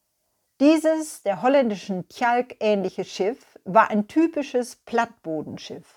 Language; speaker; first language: German; native; German